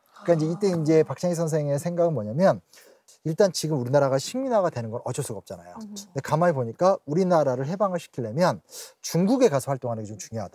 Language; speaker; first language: Korean; native; Korean